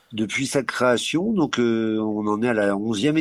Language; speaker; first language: French; native; French